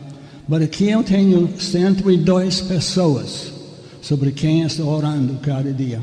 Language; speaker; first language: Portuguese; non-native, fluent; English